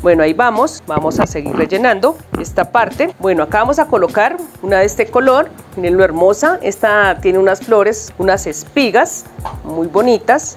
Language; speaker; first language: Spanish; native; Spanish